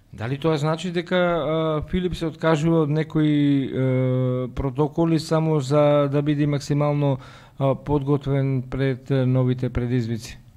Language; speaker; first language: Macedonian; native; Macedonian